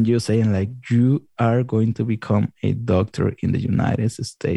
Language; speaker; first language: English; non-native, fluent; Spanish